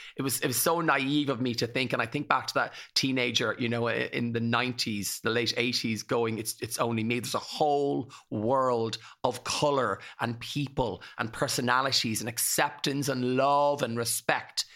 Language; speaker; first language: English; native; English